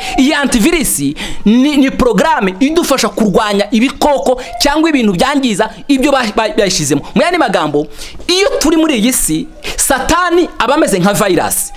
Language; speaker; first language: Kinyarwanda; native; Kinyarwanda